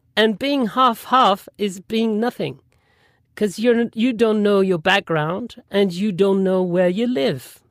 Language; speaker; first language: English; non-native, fluent; French